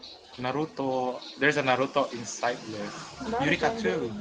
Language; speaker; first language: English; non-native, fluent; Indonesian